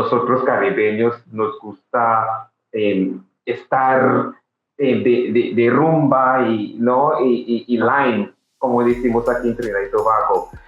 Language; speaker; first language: Spanish; non-native, fluent; English